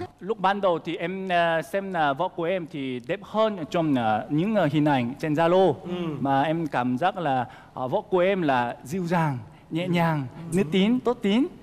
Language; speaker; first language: Vietnamese; non-native, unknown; Korean